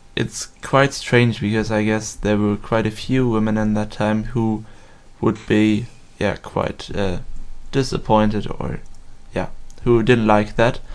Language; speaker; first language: English; non-native, fluent; German